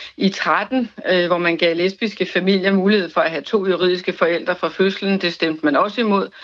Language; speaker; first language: Danish; native; Danish